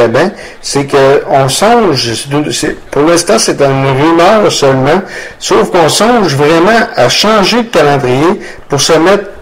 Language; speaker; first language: French; native; French